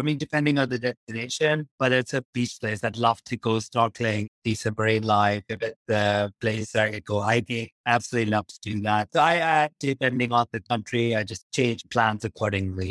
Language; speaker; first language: English; non-native, local second language; Urdu